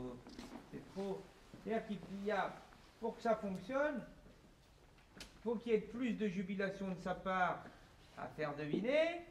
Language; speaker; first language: French; native; French